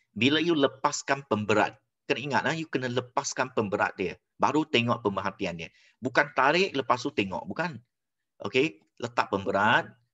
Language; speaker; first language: Malay; non-native, local second language; Chinese